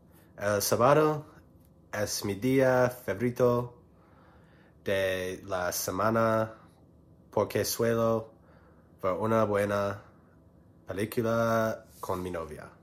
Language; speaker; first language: Spanish; non-native, learner; English